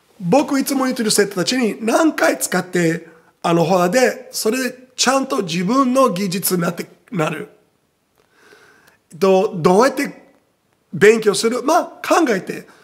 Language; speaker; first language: Japanese; non-native, fluent; Portuguese